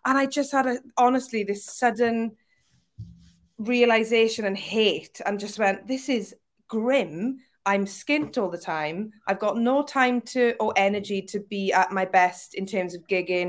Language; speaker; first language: English; native; English